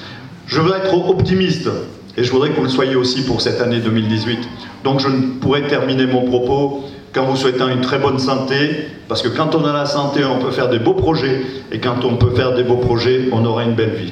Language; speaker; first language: French; native; French